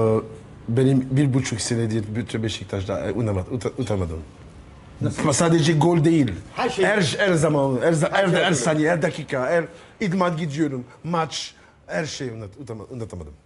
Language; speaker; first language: Turkish; non-native, learner; French